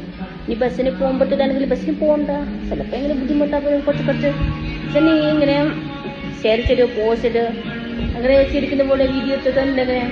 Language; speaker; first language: Malayalam; non-native, learner; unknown